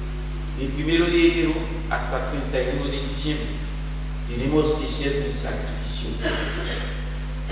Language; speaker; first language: Spanish; non-native, fluent; French